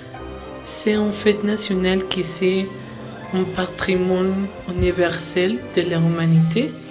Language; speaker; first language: French; non-native, learner; Spanish